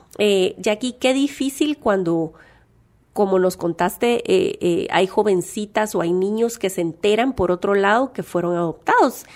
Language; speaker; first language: Spanish; native; Spanish